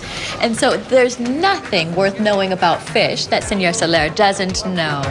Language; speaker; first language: English; native; English